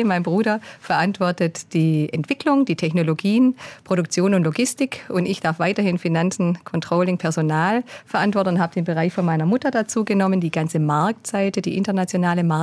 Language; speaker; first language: German; native; German